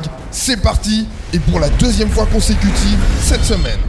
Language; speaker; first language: French; native; French